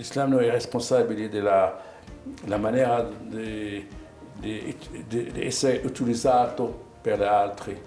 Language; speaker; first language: Italian; non-native, learner; Arabic